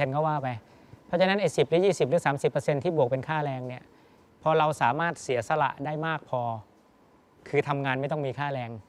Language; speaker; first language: Thai; native; Thai